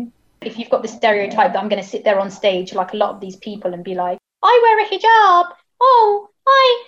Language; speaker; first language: English; native; English